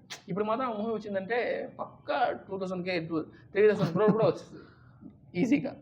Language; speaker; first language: Telugu; non-native, local second language; Tamil